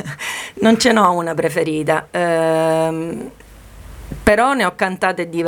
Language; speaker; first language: Italian; native; Italian